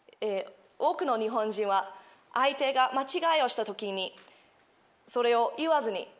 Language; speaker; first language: Japanese; non-native, fluent; English